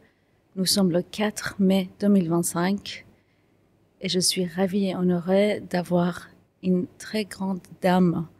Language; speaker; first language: French; non-native, fluent; Kurdish